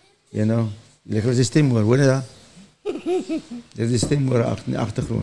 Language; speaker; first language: Afrikaans; early bilingual, heritage; Afrikaans